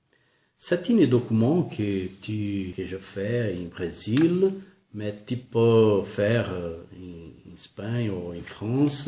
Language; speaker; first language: French; non-native, learner; Portuguese